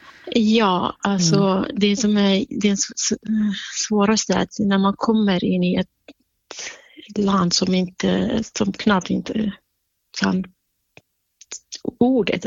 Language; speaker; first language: Swedish; non-native, fluent; Central Kurdish